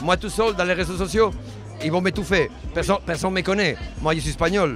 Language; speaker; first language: French; non-native, fluent; Spanish